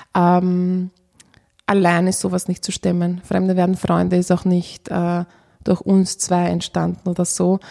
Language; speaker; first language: German; early bilingual, other home language; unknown